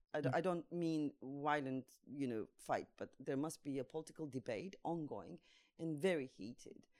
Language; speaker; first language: English; non-native, fluent; Turkish